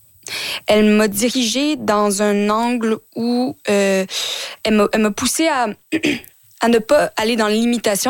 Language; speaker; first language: French; native; French